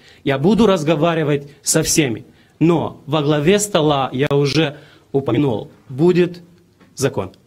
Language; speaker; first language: Russian; non-native, local second language; Romanian